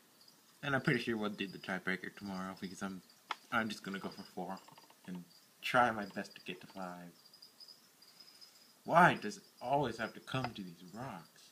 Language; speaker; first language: English; native; English